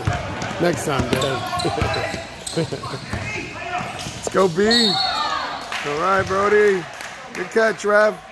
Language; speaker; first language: English; native; English